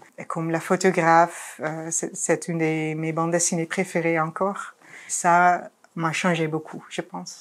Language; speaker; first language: French; non-native, fluent; Dutch